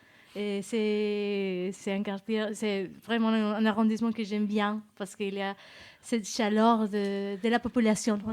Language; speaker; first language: French; non-native, fluent; Spanish